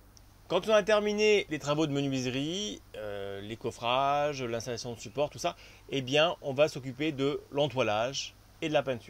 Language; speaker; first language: French; native; French